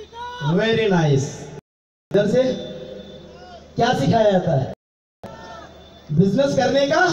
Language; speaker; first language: Hindi; native; Hindi